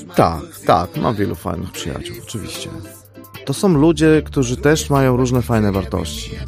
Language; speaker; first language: Polish; non-native, fluent; Armenian